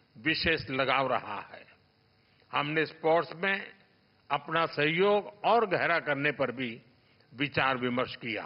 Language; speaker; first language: Hindi; native; Hindi